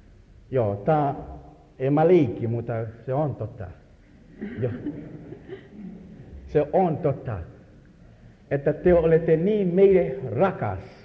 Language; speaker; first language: Finnish; non-native, learner; Swahili